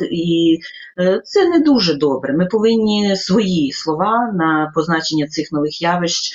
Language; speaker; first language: Ukrainian; native; Ukrainian